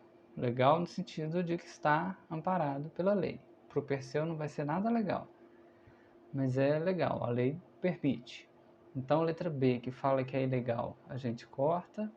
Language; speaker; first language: Portuguese; native; Portuguese